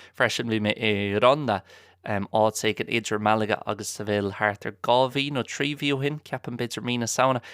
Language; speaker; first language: Irish; non-native, local second language; English